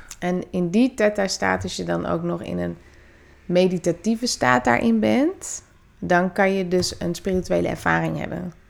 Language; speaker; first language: Dutch; native; Dutch